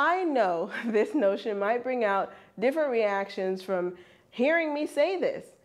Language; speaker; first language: English; non-native, fluent; German